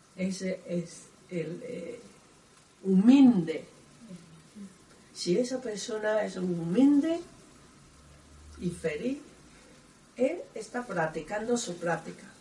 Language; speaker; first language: Spanish; non-native, learner; Chinese